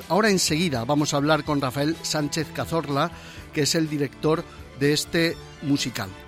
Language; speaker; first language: Spanish; native; Spanish